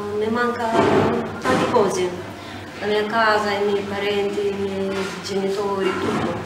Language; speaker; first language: Italian; early bilingual, other home language; Romanian